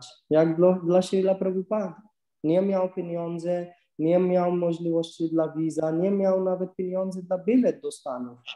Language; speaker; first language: Polish; non-native, learner; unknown